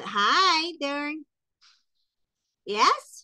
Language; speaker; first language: English; non-native, fluent; Spanish